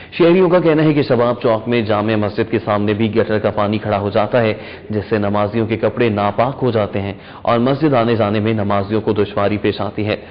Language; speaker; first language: Urdu; non-native, local second language; Punjabi